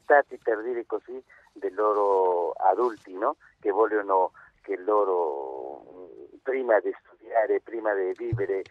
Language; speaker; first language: Italian; non-native, fluent; Spanish